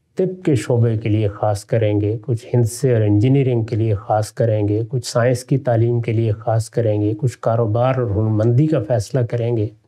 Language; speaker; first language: Urdu; non-native, local second language; Punjabi